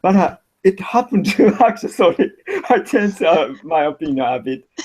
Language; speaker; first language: English; non-native, learner; Japanese